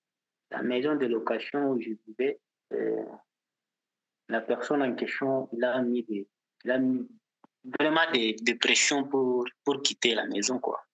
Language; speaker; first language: French; non-native, local second language; Portuguese